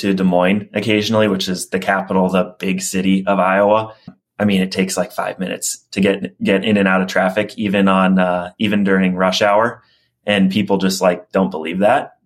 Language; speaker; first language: English; native; English